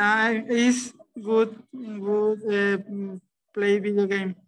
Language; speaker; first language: English; non-native, learner; Spanish